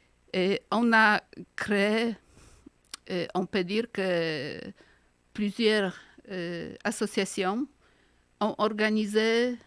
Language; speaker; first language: French; non-native, fluent; Polish